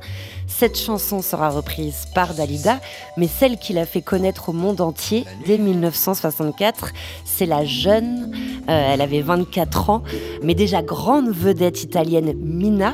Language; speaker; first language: French; native; French